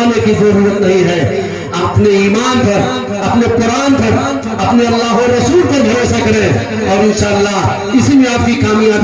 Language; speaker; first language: Hindi; native; Hindi